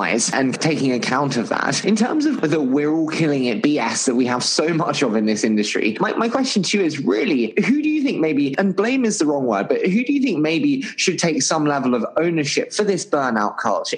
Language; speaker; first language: English; native; English